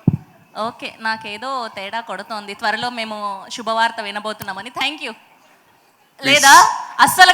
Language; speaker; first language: Telugu; native; Telugu